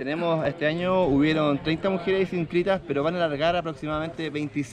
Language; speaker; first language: Spanish; native; Spanish